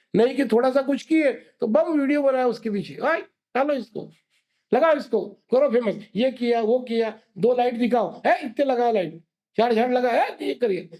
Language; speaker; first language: Hindi; non-native, local second language; Marathi